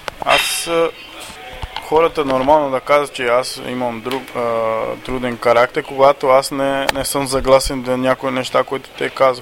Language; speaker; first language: Bulgarian; non-native, learner; Portuguese